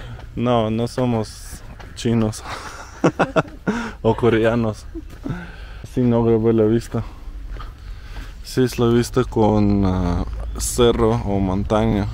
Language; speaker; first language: Spanish; non-native, fluent; Russian